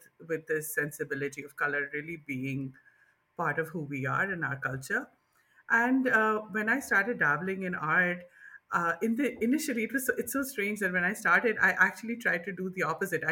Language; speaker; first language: English; non-native, local second language; Bangla